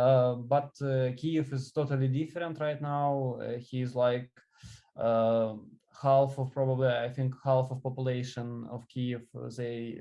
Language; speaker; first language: English; non-native, learner; Ukrainian